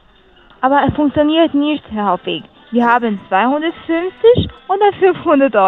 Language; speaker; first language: German; non-native, learner; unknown